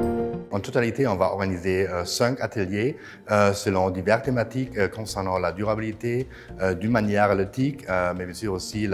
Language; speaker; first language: French; non-native, fluent; German